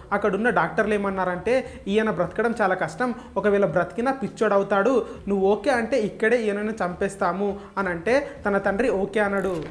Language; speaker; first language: Telugu; native; Telugu